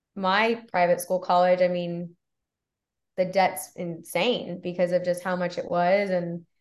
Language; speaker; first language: English; native; English